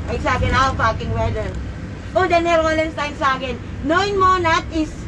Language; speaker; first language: German; non-native, learner; Filipino